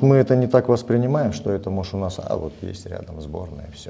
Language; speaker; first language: Russian; native; Russian